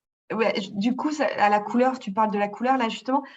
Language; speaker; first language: French; native; French